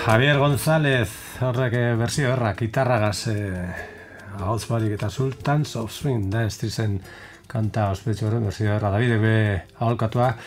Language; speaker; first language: Basque; native; Basque